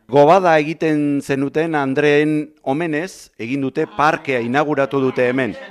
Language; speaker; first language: Basque; native; Basque